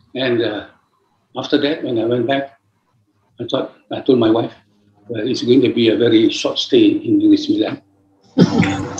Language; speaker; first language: English; non-native, local second language; Malay